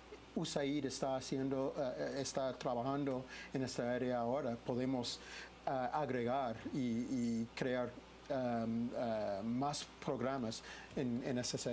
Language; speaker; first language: Spanish; non-native, fluent; English